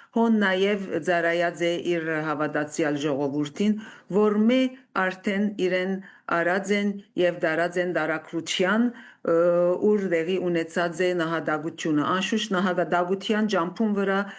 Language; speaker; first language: Armenian; native; Armenian